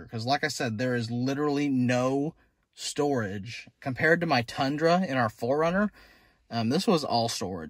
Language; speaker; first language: English; native; English